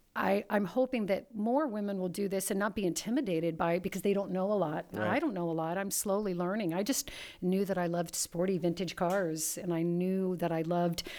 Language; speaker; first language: English; early bilingual, other home language; Italian